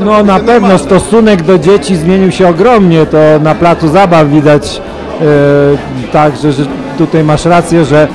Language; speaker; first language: Polish; native; Polish